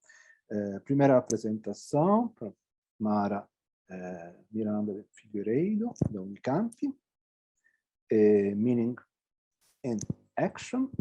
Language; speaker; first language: Portuguese; non-native, fluent; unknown